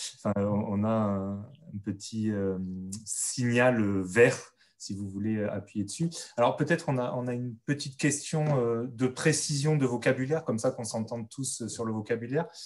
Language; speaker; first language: French; native; French